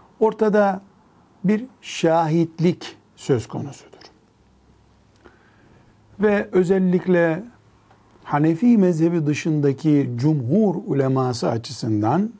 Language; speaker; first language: Turkish; native; Turkish